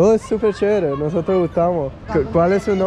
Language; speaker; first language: Spanish; non-native, learner; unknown